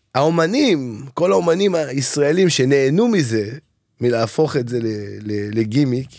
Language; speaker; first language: Hebrew; non-native, fluent; French